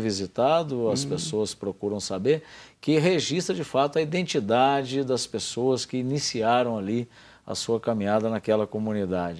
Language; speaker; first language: Portuguese; native; Portuguese